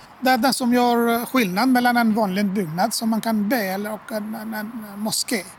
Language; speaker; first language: Swedish; non-native, fluent; Albanian